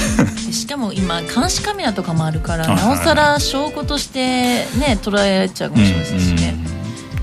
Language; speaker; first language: Japanese; native; Japanese